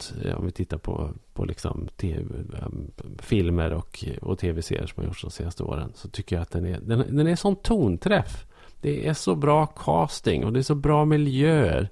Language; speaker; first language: Swedish; native; Swedish